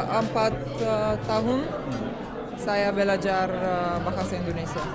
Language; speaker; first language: Indonesian; non-native, learner; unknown